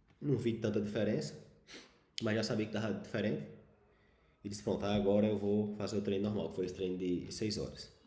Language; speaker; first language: Portuguese; native; Portuguese